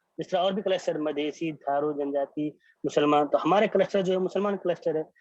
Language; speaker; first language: Hindi; non-native, local second language; Maithili